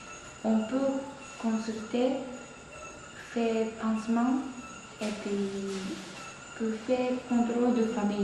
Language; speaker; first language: French; non-native, learner; Japanese